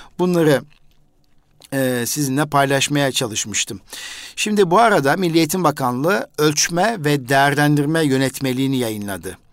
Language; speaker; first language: Turkish; native; Turkish